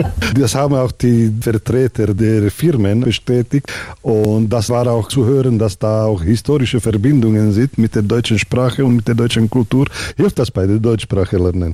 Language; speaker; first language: German; non-native, fluent; Slovak